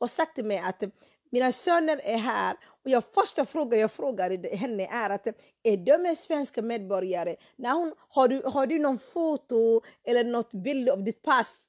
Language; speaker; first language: Swedish; non-native, fluent; Somali